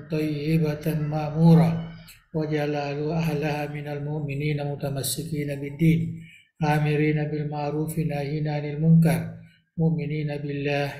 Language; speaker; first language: Arabic; non-native, fluent; Indonesian